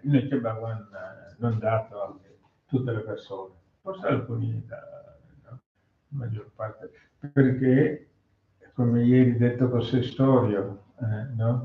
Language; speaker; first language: Italian; non-native, learner; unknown